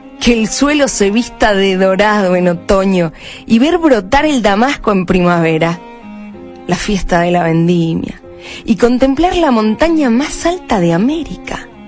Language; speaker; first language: Spanish; native; Spanish